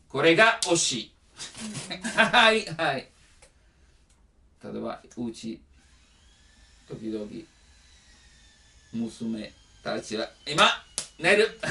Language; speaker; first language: Japanese; non-native, learner; Italian